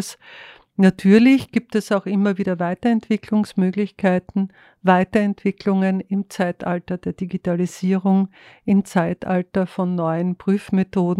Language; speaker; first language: German; native; German